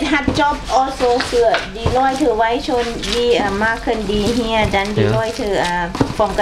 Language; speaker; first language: German; non-native, learner; Thai